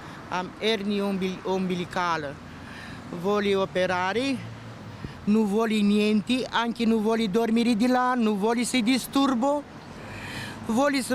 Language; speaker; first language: Italian; non-native, learner; Romanian